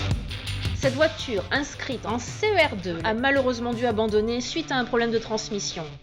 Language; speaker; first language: French; native; French